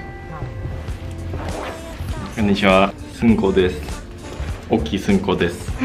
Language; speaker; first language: Japanese; non-native, fluent; Korean